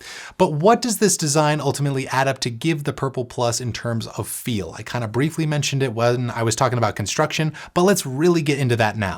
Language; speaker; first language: English; native; English